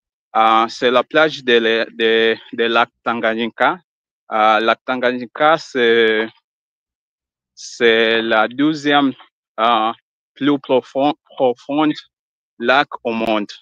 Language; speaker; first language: French; non-native, learner; Swahili